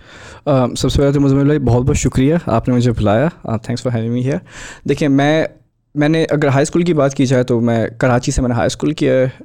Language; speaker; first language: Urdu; native; Urdu